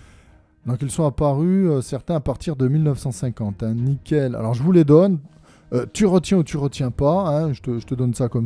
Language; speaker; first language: French; native; French